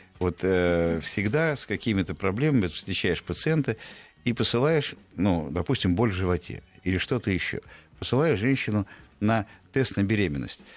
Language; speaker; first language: Russian; native; Russian